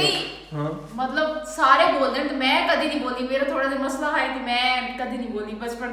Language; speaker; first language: Punjabi; early bilingual, heritage; Urdu